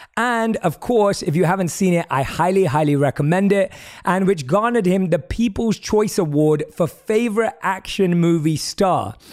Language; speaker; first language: English; native; English